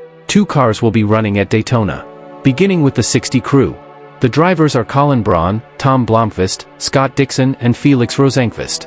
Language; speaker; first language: English; non-native, fluent; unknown